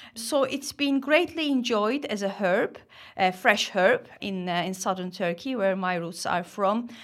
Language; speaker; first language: English; non-native, fluent; Turkish